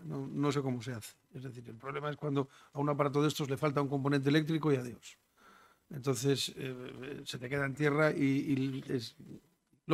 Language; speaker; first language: Spanish; native; Spanish